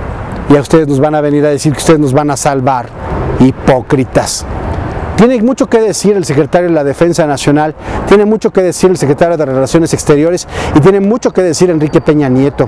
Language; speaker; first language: Spanish; native; Spanish